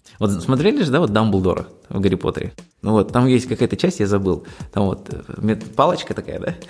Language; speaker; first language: Russian; native; Russian